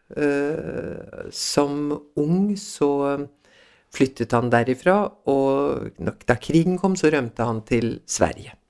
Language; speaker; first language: Norwegian; early bilingual, other home language; Swedish